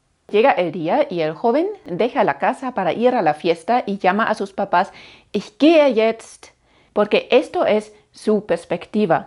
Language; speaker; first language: Spanish; non-native, fluent; German